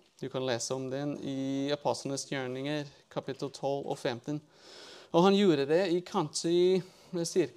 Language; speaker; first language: Norwegian; non-native, fluent; English